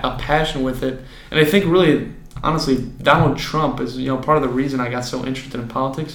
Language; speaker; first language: English; native; English